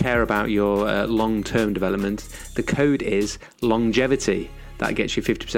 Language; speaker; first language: English; native; English